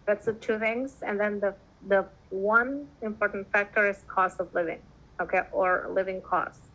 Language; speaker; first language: English; non-native, fluent; Indonesian